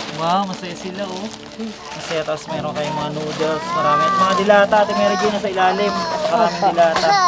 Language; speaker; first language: Filipino; native; Filipino